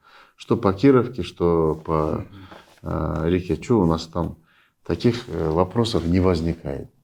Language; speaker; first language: Russian; non-native, local second language; Kyrgyz